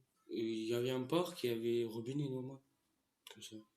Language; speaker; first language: French; non-native, learner; Romanian